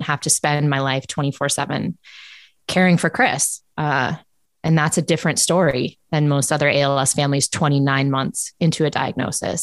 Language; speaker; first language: English; native; English